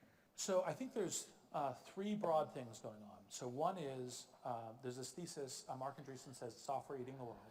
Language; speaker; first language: English; native; English